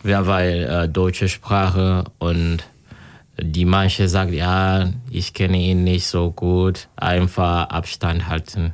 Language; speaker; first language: German; non-native, learner; Kinyarwanda